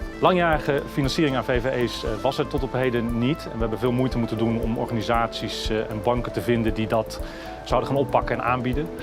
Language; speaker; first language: Dutch; native; Dutch